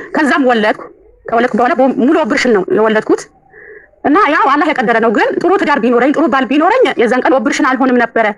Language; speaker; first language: Amharic; non-native, local second language; Sebat Bet Gurage